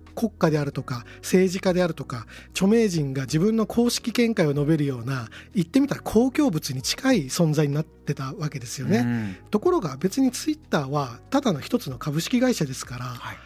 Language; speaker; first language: Japanese; native; Japanese